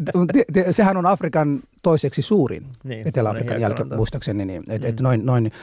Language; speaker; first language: Finnish; non-native, fluent; Somali